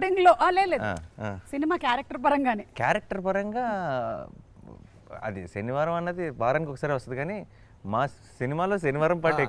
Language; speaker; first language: Telugu; native; Telugu